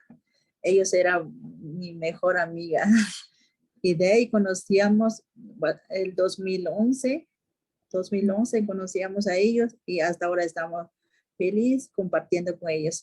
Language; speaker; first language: Spanish; non-native, local second language; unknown